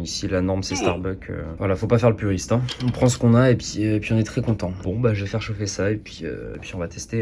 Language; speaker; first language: French; native; French